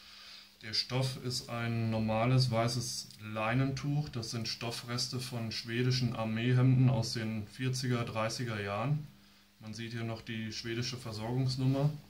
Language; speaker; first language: German; native; German